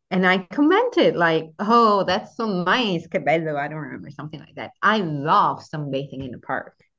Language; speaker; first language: English; non-native, fluent; Italian